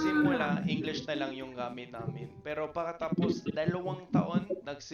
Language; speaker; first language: Filipino; non-native, fluent; English